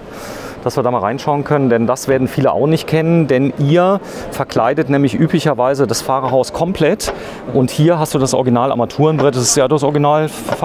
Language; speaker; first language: German; native; German